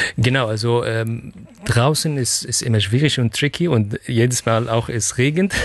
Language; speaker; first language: German; non-native, fluent; Arabic